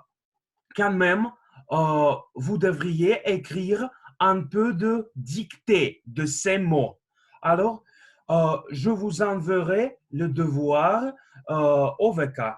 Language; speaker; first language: French; non-native, fluent; Russian